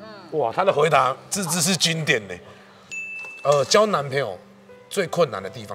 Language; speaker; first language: Chinese; native; Chinese